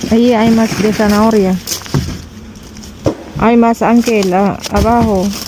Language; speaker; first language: Spanish; non-native, learner; Filipino